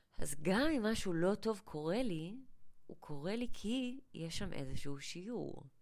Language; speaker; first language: Hebrew; early bilingual, other home language; English